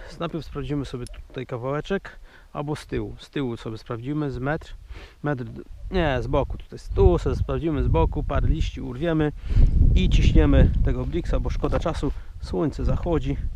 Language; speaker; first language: Polish; native; Polish